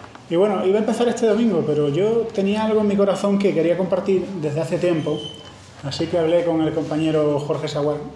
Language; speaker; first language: Spanish; native; Spanish